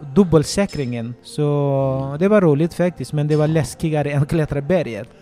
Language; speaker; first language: Swedish; non-native, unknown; Nepali